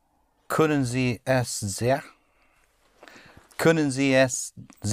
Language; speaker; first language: German; non-native, learner; English